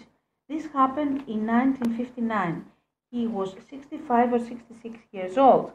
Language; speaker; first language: English; non-native, fluent; Greek